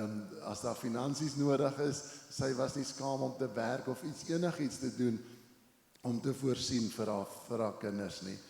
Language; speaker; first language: Afrikaans; native; Afrikaans